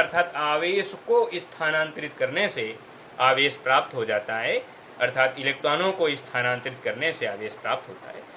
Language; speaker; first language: Hindi; native; Hindi